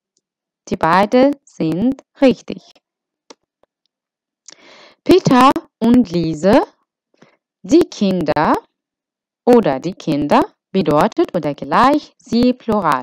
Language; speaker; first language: German; non-native, fluent; Arabic